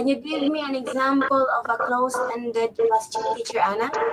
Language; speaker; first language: English; non-native, fluent; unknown